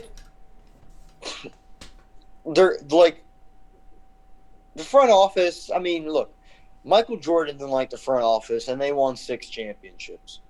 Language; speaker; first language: English; native; English